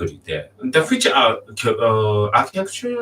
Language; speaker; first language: English; non-native, learner; Japanese